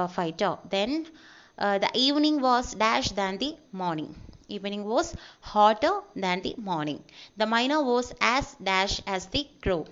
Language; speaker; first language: English; non-native, local second language; Malayalam